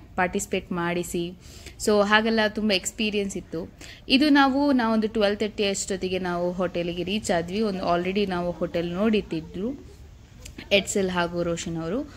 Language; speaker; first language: Kannada; non-native, local second language; Konkani